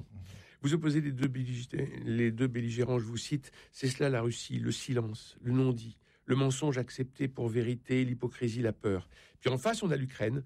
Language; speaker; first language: French; native; French